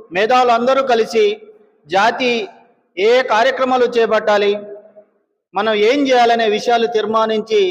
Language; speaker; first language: Telugu; non-native, local second language; Lambadi